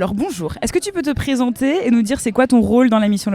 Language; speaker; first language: French; native; French